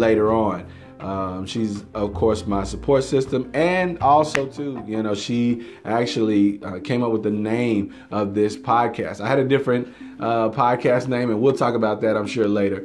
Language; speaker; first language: English; native; English